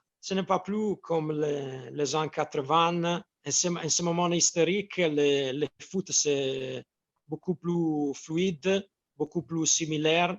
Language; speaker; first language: French; non-native, fluent; Italian